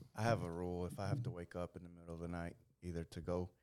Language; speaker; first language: English; early bilingual, other home language; Spanish